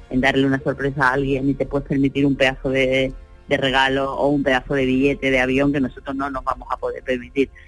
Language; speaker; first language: Spanish; native; Spanish